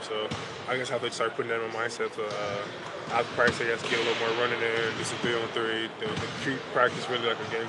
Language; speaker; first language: English; native; English